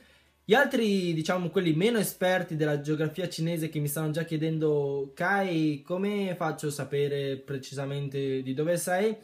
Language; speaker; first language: Italian; early bilingual, other home language; Chinese